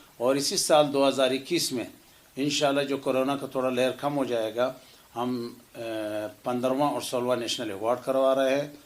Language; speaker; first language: Urdu; non-native, local second language; Pashto